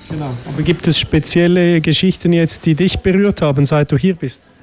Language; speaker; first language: German; native; German